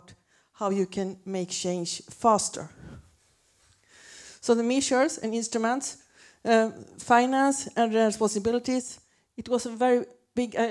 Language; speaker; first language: English; non-native, fluent; Swedish